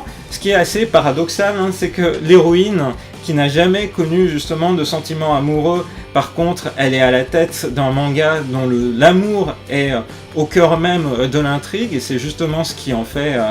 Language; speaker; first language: French; native; French